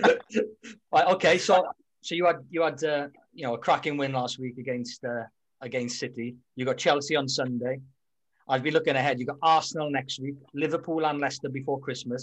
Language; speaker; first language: English; native; English